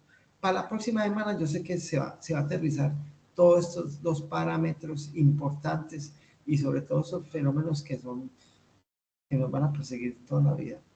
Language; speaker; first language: Spanish; native; Spanish